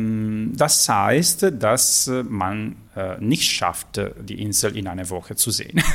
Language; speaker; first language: German; non-native, fluent; Italian